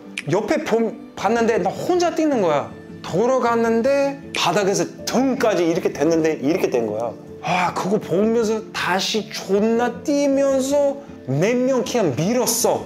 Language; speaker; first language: Korean; non-native, fluent; English